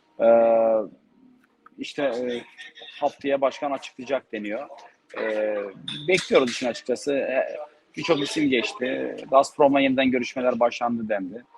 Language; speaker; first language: Turkish; native; Turkish